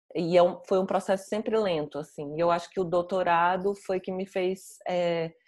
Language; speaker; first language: Portuguese; native; Portuguese